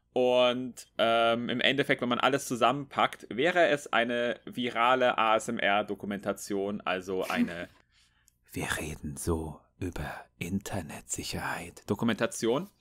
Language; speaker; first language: German; native; German